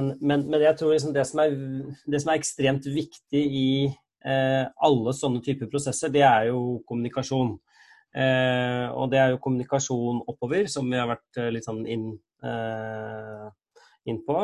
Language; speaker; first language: Norwegian; native; Norwegian